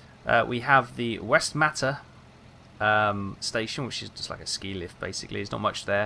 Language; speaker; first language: English; native; English